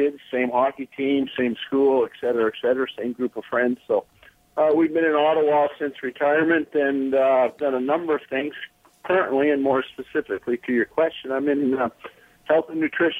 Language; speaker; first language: English; native; English